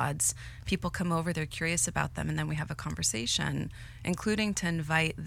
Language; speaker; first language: English; native; English